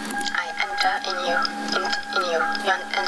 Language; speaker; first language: English; non-native, fluent; French